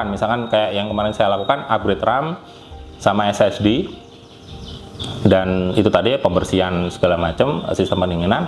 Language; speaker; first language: Indonesian; native; Indonesian